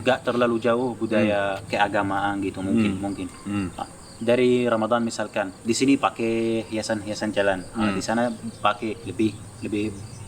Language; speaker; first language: Indonesian; non-native, fluent; Arabic